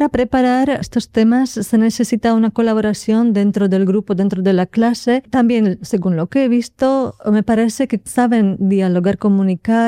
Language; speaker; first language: Spanish; non-native, fluent; Slovak